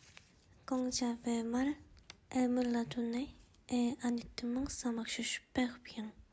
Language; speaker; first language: French; non-native, fluent; Korean